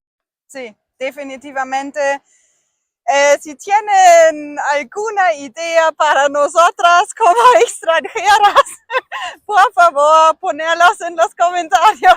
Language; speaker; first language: Spanish; non-native, fluent; German